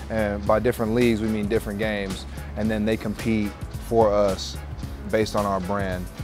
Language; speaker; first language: English; native; English